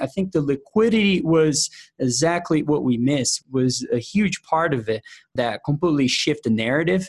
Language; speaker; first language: English; non-native, fluent; Portuguese